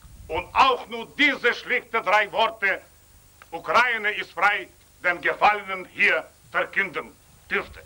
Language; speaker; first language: German; non-native, fluent; Ukrainian